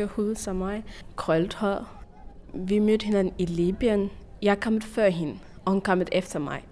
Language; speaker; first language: Danish; non-native, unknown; Tigrinya